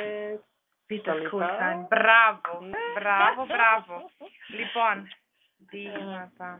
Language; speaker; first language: Greek; non-native, learner; German